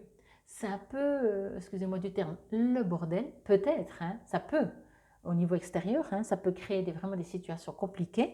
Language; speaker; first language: French; native; French